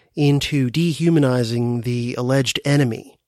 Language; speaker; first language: English; native; English